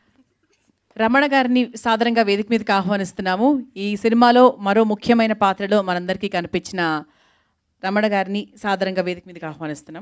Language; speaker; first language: Telugu; native; Telugu